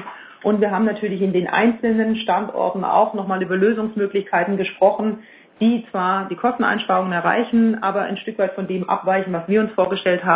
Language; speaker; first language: German; native; German